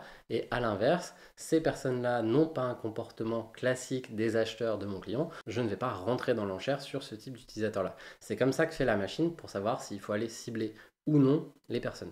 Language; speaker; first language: French; native; French